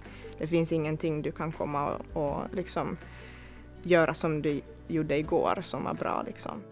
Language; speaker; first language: Swedish; non-native, fluent; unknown